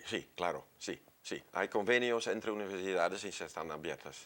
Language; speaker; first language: Spanish; non-native, fluent; Dutch